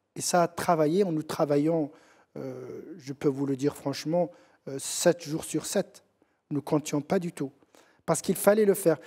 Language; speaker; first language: French; non-native, local second language; Central Atlas Tamazight